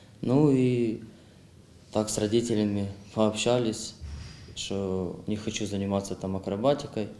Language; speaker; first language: Russian; non-native, local second language; Ukrainian